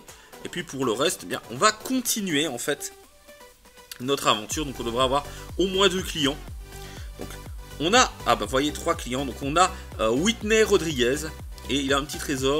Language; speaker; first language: French; native; French